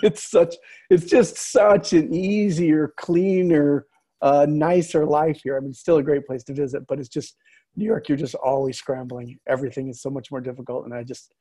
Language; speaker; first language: English; native; English